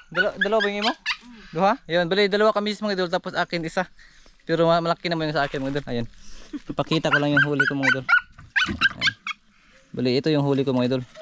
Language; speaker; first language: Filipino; non-native, local second language; Cebuano